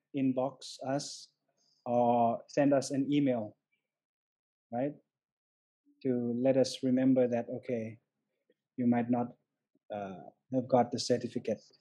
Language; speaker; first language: English; non-native, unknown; Thai